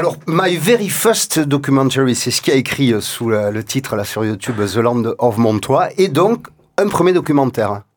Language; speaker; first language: French; native; French